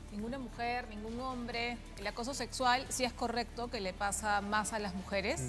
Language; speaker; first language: Spanish; native; Spanish